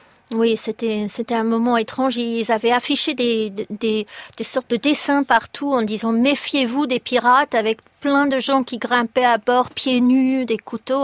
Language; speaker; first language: French; non-native, fluent; English